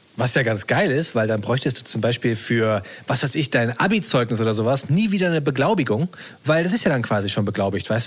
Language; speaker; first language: German; native; German